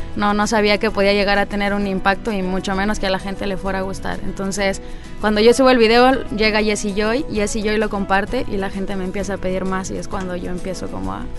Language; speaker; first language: Spanish; native; Spanish